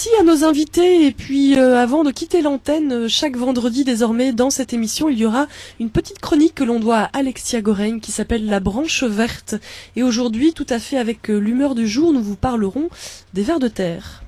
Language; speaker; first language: French; native; French